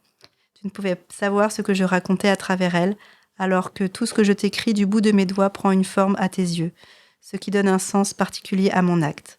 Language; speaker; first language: French; native; French